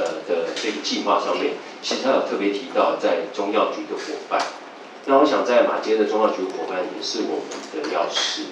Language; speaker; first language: Chinese; native; Chinese